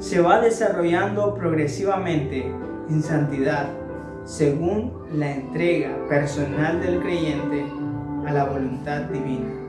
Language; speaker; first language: Spanish; native; Spanish